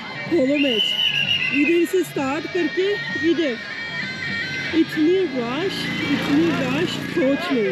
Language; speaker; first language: Hindi; non-native, fluent; Turkish